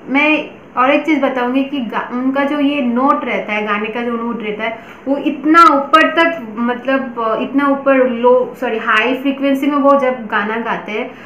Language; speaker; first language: Hindi; non-native, local second language; Bangla